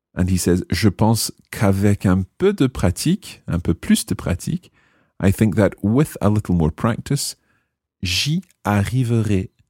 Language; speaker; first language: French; non-native, fluent; English